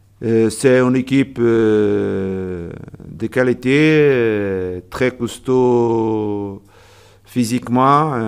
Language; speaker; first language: French; non-native, learner; Portuguese